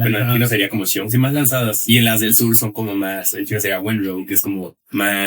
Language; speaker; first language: Spanish; native; Spanish